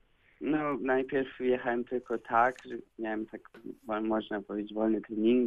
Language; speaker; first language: Polish; early bilingual, heritage; Polish